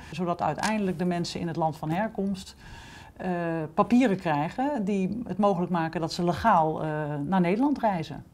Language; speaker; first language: Dutch; native; Dutch